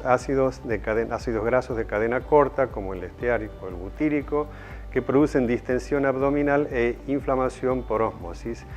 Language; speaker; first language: Spanish; native; Spanish